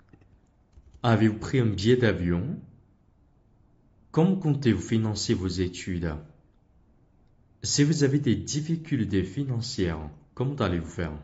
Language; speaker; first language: French; non-native, fluent; Chinese